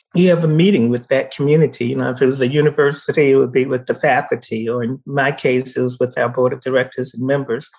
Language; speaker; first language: English; native; English